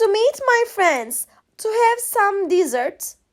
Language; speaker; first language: English; non-native, fluent; Turkish